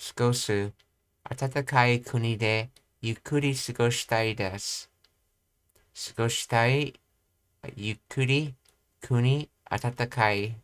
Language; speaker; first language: Japanese; non-native, learner; English